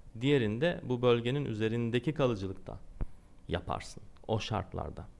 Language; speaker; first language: Turkish; native; Turkish